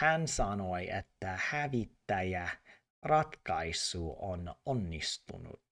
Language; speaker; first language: Finnish; non-native, learner; English